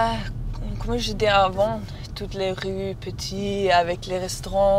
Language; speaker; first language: French; non-native, learner; Serbian